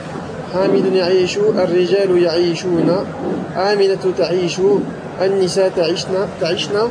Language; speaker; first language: Arabic; non-native, learner; French